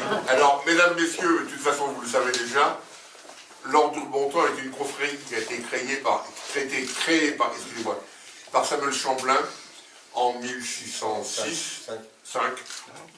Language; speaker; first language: French; native; French